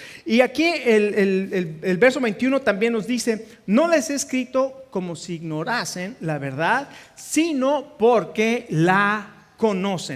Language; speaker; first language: Spanish; native; Spanish